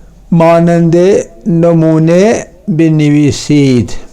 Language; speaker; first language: Persian; non-native, fluent; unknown